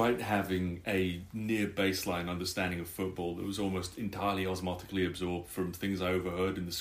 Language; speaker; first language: English; native; English